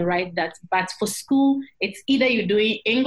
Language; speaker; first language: English; non-native, local second language; Akan